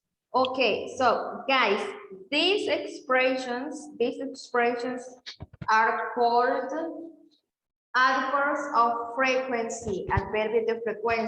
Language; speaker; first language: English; non-native, fluent; Spanish